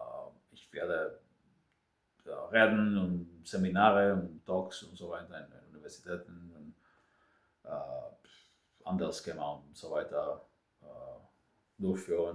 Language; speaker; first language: German; non-native, fluent; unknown